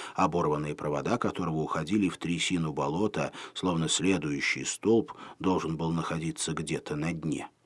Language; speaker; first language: Russian; native; Russian